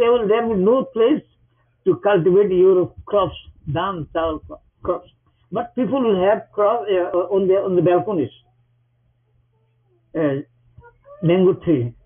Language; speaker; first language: English; non-native, local second language; Bangla